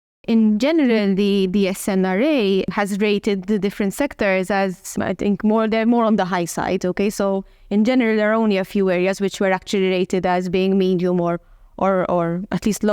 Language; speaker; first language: English; non-native, local second language; Maltese